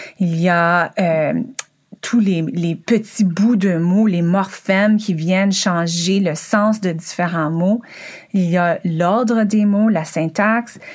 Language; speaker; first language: French; native; French